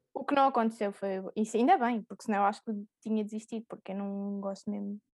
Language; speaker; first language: Portuguese; native; Portuguese